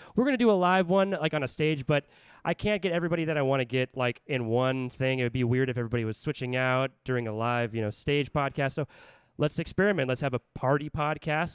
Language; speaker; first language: English; native; English